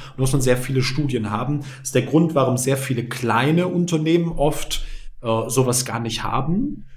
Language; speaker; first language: German; native; German